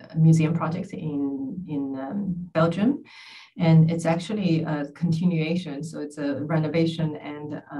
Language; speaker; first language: English; non-native, fluent; Chinese